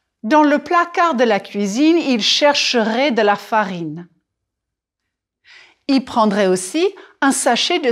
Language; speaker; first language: French; non-native, fluent; English